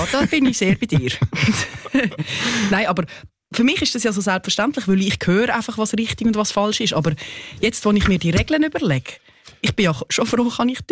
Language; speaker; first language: German; native; German